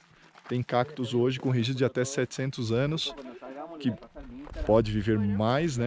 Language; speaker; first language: Portuguese; native; Portuguese